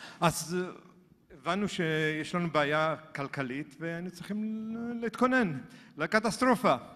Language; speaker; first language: Hebrew; native; Hebrew